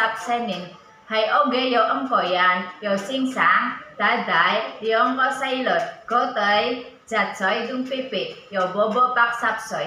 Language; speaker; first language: Cantonese; non-native, learner; Indonesian